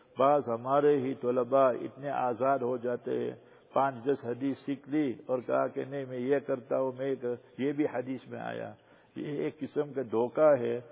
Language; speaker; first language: Urdu; non-native, local second language; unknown